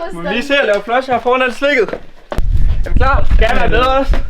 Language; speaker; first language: Danish; native; Danish